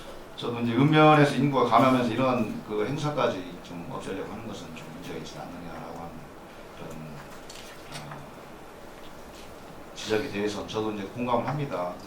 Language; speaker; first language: Korean; native; Korean